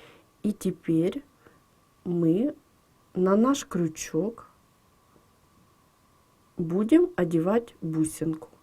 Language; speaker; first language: Russian; native; Russian